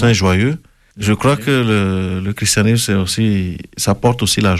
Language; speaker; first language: French; non-native, local second language; Ewe